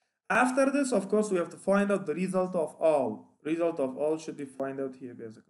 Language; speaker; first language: English; non-native, fluent; Persian